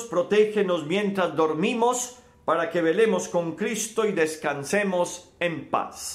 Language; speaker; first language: Spanish; native; Spanish